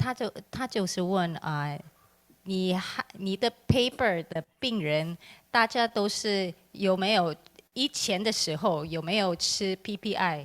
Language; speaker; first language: Chinese; non-native, learner; English